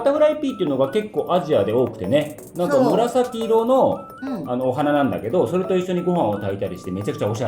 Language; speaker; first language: Japanese; native; Japanese